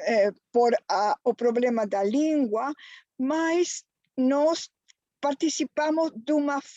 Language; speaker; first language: Portuguese; non-native, fluent; Spanish